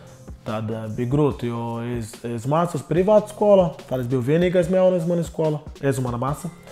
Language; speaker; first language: Latvian; non-native, learner; Portuguese